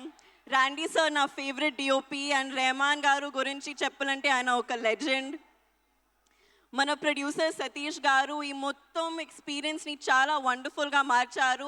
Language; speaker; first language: Telugu; non-native, local second language; Hindi